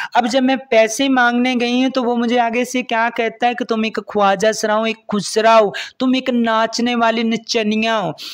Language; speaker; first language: Urdu; non-native, local second language; Punjabi